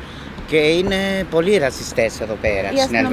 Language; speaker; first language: Greek; non-native, learner; Albanian